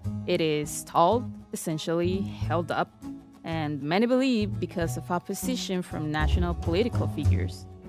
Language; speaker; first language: English; native; English